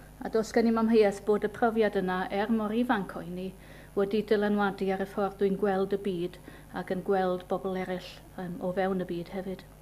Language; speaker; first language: Welsh; native; Welsh